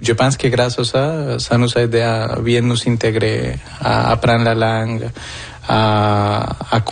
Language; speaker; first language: French; non-native, fluent; Spanish